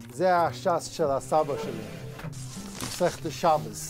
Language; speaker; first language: Hebrew; non-native, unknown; English